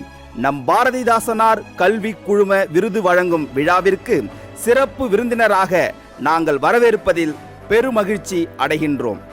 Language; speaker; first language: Tamil; native; Tamil